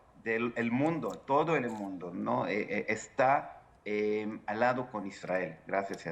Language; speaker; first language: Spanish; non-native, fluent; Hebrew